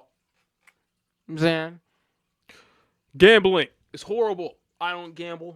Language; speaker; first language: English; native; English